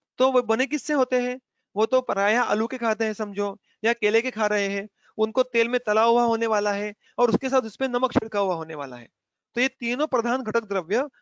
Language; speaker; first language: Hindi; non-native, local second language; Marathi